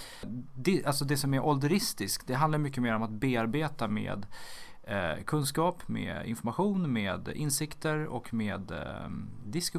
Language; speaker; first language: Swedish; native; Swedish